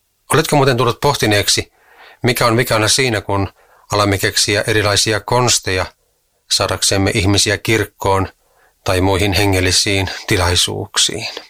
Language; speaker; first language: Finnish; native; Finnish